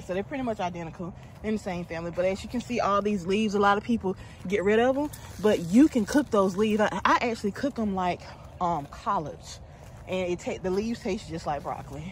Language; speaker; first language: English; native; English